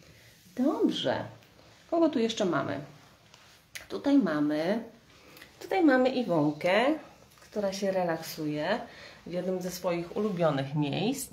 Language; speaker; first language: Polish; native; Polish